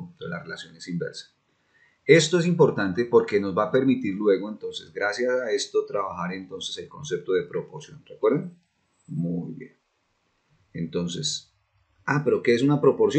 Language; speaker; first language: Spanish; native; Spanish